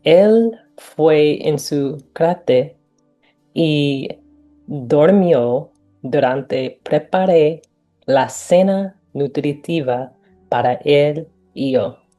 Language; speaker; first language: Spanish; non-native, learner; English